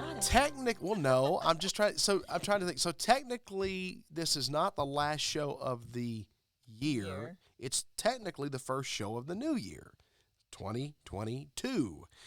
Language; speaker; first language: English; native; English